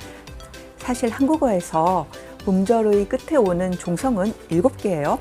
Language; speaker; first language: Korean; native; Korean